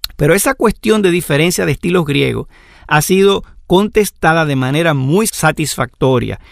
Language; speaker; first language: Spanish; native; Spanish